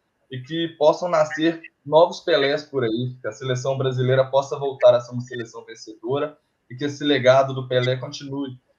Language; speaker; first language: Portuguese; native; Portuguese